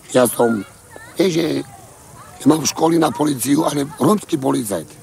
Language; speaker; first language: Slovak; non-native, local second language; Romany